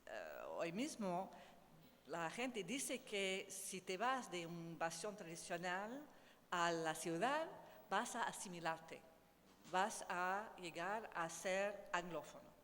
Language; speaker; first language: Spanish; non-native, learner; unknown